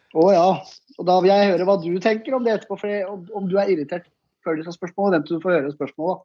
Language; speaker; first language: Norwegian; native; Norwegian